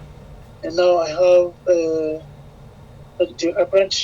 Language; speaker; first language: English; non-native, learner; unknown